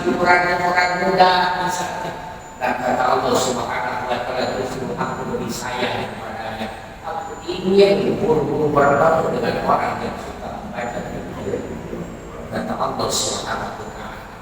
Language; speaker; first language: Indonesian; non-native, local second language; Sundanese